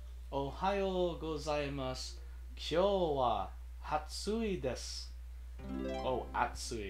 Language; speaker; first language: Japanese; non-native, learner; English